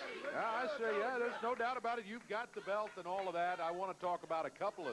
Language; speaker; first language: English; native; English